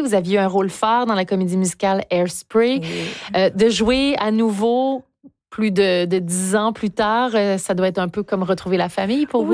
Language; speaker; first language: French; native; French